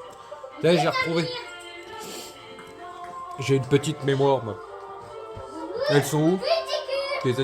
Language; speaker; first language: French; native; French